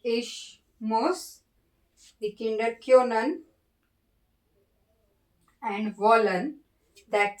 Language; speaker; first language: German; non-native, learner; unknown